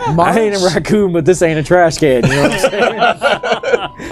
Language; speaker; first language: English; native; English